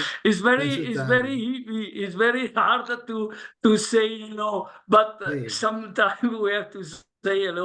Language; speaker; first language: English; non-native, learner; Italian